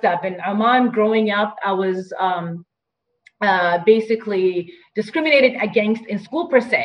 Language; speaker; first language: English; non-native, fluent; Arabic